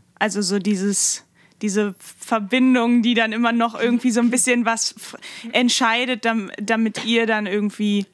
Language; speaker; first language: German; native; German